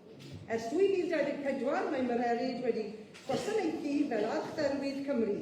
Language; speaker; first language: Welsh; native; Welsh